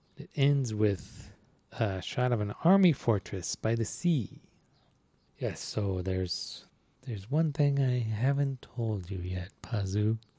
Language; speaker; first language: English; native; English